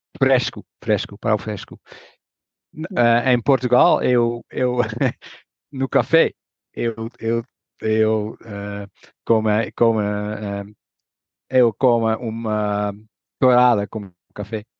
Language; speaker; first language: Portuguese; non-native, learner; Dutch